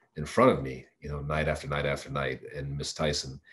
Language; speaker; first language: English; native; English